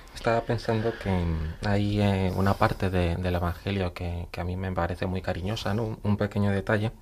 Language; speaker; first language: Spanish; native; Spanish